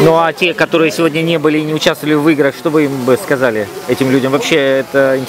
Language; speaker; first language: Russian; native; Russian